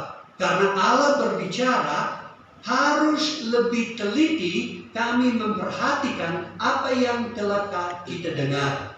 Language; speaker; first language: Indonesian; non-native, fluent; English